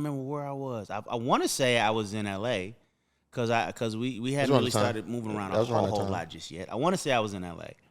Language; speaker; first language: English; native; English